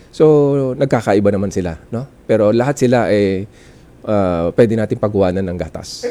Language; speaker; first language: Filipino; non-native, local second language; Iloko